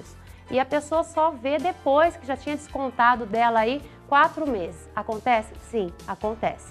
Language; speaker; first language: Portuguese; native; Portuguese